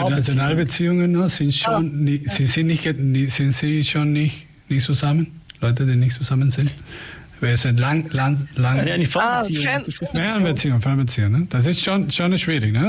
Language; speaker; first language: German; non-native, fluent; Spanish